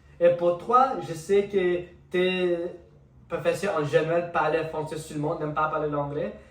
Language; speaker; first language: French; non-native, learner; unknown